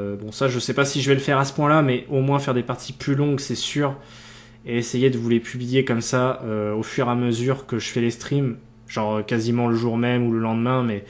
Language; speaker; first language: French; native; French